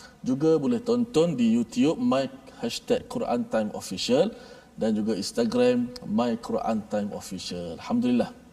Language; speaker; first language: Malay; native; Malay